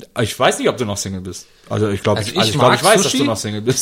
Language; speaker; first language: German; native; German